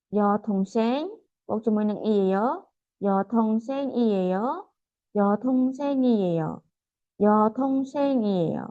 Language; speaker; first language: Korean; non-native, fluent; Khmer